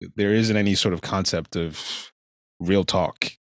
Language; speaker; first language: English; non-native, local second language; Igbo